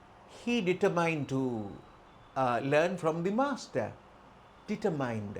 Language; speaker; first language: English; non-native, local second language; Sinhala